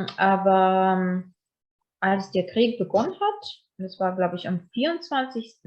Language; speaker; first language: German; non-native, fluent; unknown